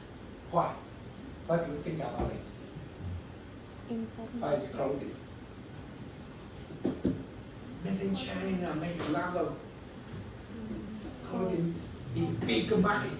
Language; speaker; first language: English; non-native, learner; Chinese